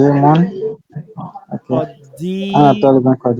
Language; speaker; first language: Arabic; non-native, learner; French